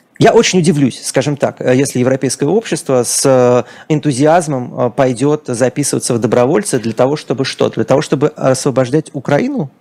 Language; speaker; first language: Russian; native; Russian